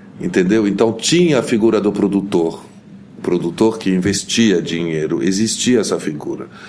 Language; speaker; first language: Portuguese; early bilingual, heritage; Portuguese